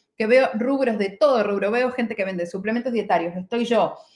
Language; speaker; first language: Spanish; native; Spanish